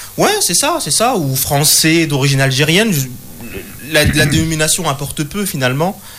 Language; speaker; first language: French; native; French